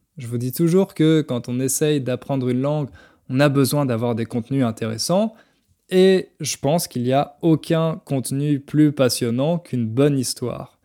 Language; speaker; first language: French; native; French